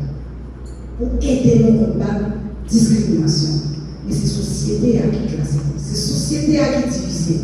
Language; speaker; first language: French; non-native, local second language; Haitian Creole